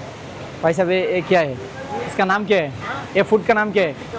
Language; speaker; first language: Hindi; non-native, learner; Bangla